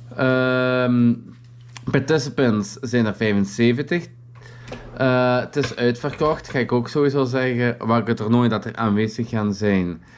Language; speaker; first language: Dutch; native; Dutch